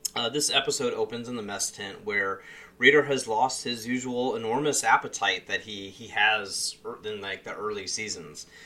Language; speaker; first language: English; native; English